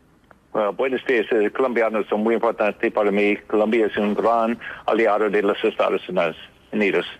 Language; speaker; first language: Spanish; non-native, learner; English